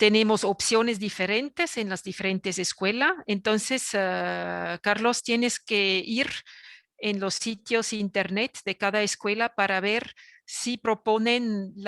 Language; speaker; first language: Spanish; non-native, fluent; French